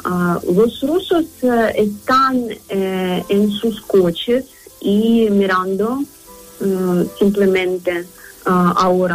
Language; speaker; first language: Spanish; non-native, learner; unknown